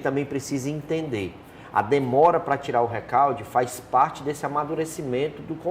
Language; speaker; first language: Portuguese; native; Portuguese